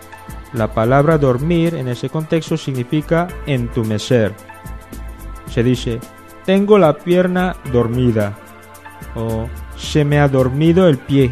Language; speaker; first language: Spanish; non-native, fluent; Filipino